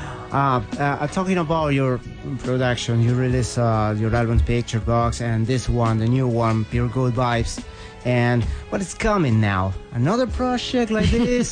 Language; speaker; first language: English; non-native, fluent; Spanish